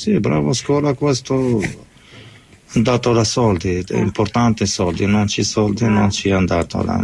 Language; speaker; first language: Italian; non-native, learner; Arabic